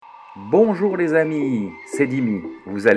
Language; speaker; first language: French; non-native, fluent; Portuguese